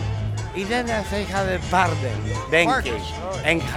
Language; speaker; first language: Dutch; non-native, learner; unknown